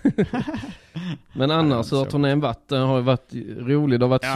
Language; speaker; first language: Swedish; native; Swedish